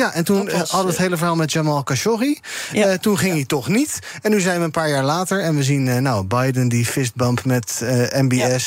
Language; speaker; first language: Dutch; native; Dutch